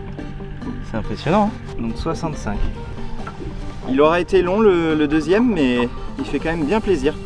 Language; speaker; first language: French; native; French